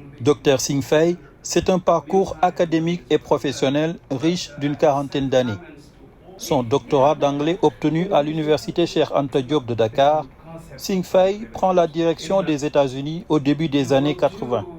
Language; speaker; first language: French; native; French